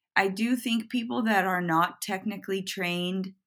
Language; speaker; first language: English; native; English